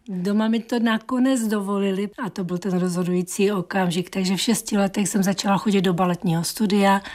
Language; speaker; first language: Czech; native; Czech